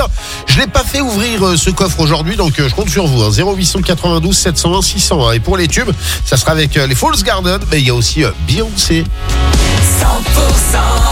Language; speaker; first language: French; native; French